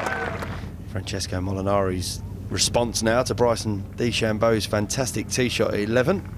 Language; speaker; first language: English; native; English